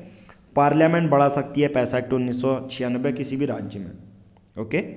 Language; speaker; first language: Hindi; native; Hindi